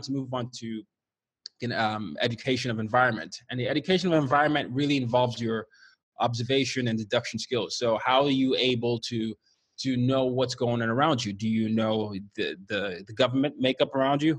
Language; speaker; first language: English; non-native, local second language; Yoruba